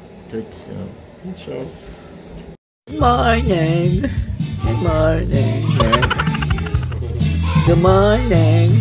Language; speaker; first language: English; non-native, learner; Filipino